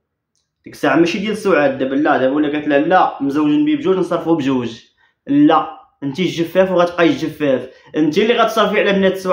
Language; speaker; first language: Arabic; native; Arabic